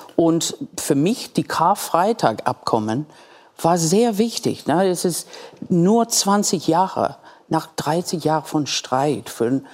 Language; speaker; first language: German; non-native, fluent; English